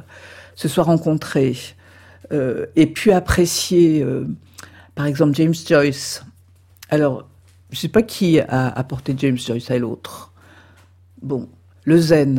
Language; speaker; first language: French; native; French